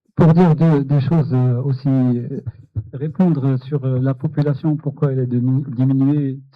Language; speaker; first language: French; non-native, local second language; Arabic